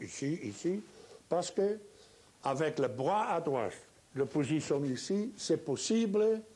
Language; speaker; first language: French; non-native, learner; Japanese